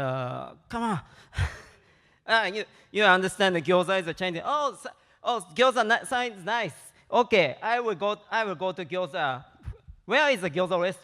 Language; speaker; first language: English; non-native, learner; Japanese